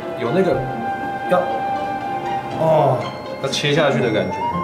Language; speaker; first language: Chinese; native; Chinese